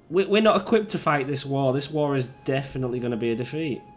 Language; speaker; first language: English; native; English